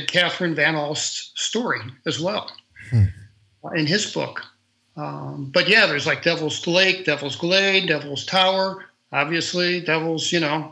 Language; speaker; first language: English; native; English